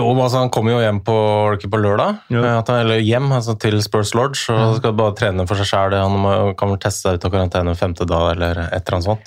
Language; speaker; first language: Norwegian; native; Norwegian